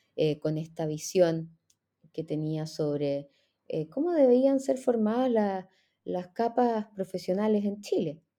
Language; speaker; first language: Spanish; native; Spanish